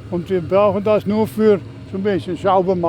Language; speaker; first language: German; non-native, learner; Dutch